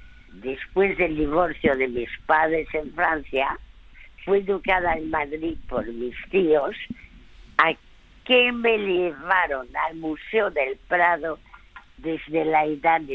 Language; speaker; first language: Spanish; early bilingual, other home language; French